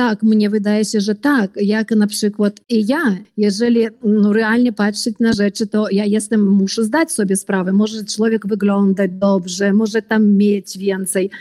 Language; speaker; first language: Polish; early bilingual, heritage; Polish